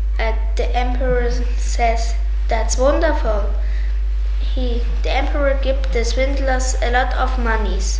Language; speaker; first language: English; non-native, learner; German